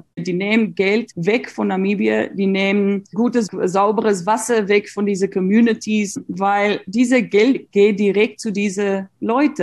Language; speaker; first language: German; non-native, fluent; Afrikaans